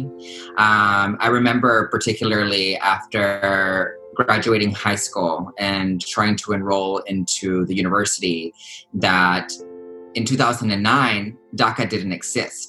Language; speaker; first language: English; native; English